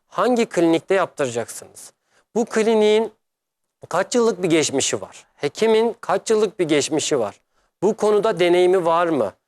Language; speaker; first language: Turkish; native; Turkish